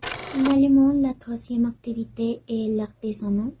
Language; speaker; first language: French; non-native, learner; Spanish